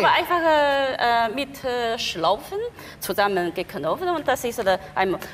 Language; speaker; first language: German; non-native, fluent; Chinese